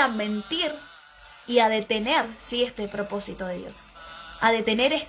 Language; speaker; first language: Spanish; native; Spanish